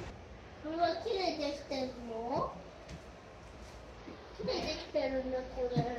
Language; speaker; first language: Japanese; native; Japanese